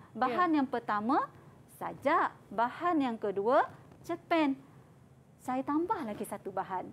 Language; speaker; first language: Malay; native; Malay